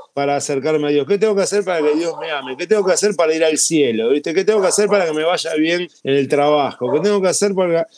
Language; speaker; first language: Spanish; native; Spanish